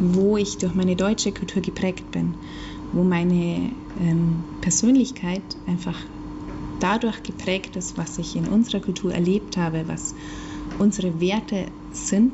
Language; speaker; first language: German; native; German